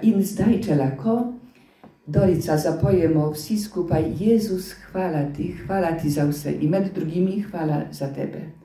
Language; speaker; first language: Slovenian; non-native, fluent; Polish